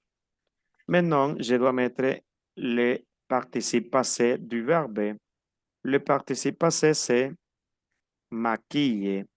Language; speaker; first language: French; non-native, fluent; Spanish